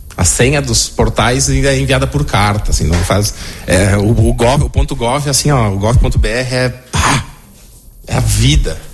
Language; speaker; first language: Portuguese; native; Portuguese